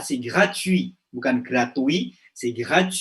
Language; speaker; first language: French; non-native, fluent; Indonesian